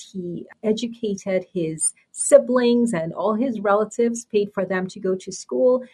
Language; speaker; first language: English; native; English